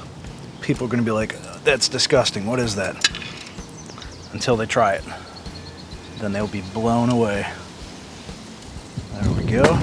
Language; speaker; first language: English; native; English